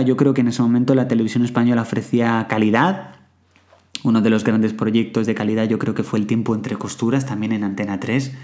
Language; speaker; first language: Spanish; native; Spanish